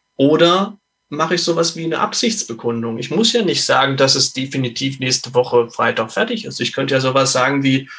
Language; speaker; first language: German; native; German